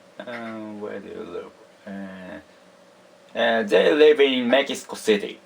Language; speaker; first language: English; non-native, learner; Japanese